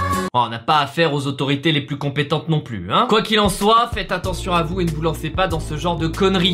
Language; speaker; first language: French; native; French